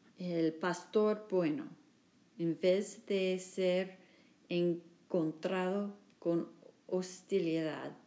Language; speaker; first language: Spanish; non-native, learner; English